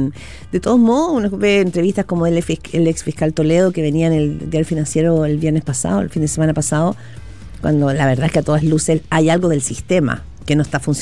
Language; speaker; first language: Spanish; native; Spanish